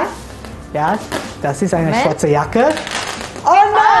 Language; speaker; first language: German; non-native, learner; Malay